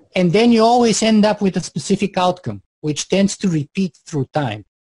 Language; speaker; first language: English; non-native, fluent; Bulgarian